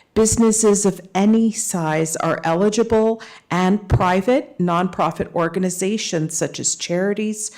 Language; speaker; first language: English; native; English